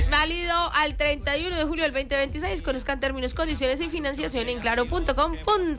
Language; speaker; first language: Spanish; native; Spanish